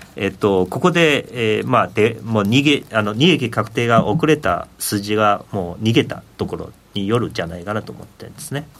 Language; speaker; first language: Japanese; non-native, fluent; Chinese